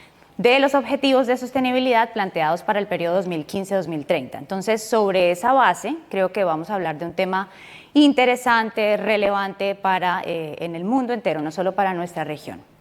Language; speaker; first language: Spanish; native; Spanish